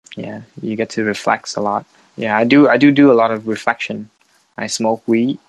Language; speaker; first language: English; non-native, fluent; Vietnamese